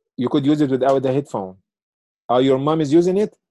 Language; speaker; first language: English; non-native, fluent; Arabic